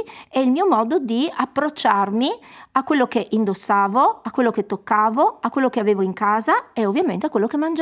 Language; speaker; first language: Italian; native; Italian